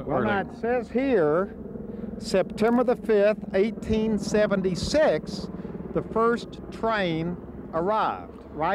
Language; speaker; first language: English; native; English